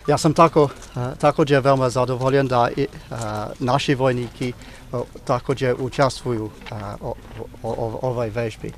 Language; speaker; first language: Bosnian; non-native, fluent; English